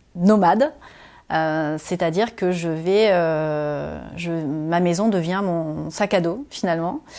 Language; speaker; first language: French; native; French